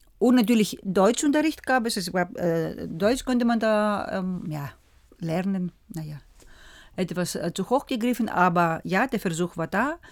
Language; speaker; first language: German; early bilingual, other home language; Greek